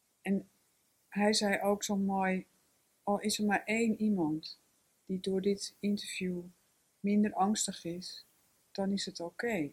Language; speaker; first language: Dutch; native; Dutch